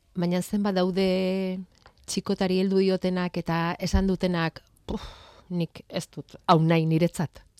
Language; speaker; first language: Basque; native; Basque